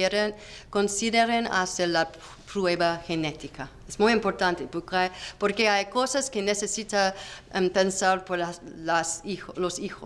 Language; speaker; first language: Spanish; non-native, learner; English